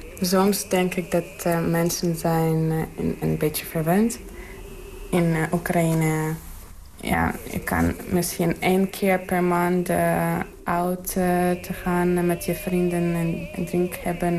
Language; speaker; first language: Dutch; non-native, learner; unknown